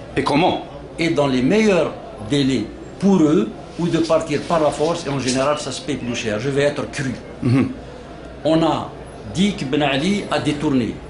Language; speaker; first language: French; non-native, local second language; Kabyle